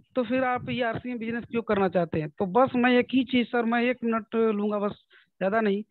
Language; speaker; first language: Hindi; native; Hindi